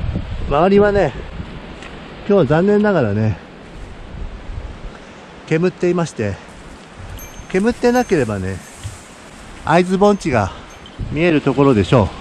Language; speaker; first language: Japanese; native; Japanese